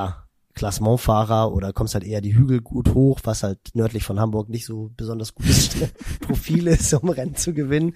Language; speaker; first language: German; native; German